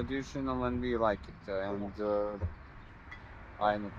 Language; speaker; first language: English; non-native, learner; Serbian